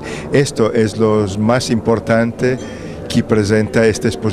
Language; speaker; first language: Spanish; non-native, fluent; Italian